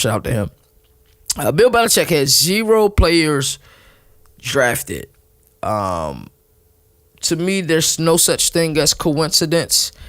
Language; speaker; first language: English; native; English